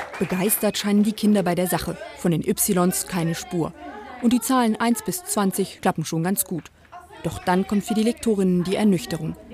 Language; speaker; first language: German; native; German